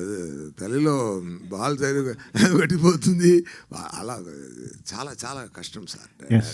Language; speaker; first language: Telugu; non-native, fluent; Tamil